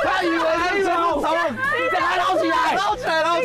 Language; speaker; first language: Chinese; native; Chinese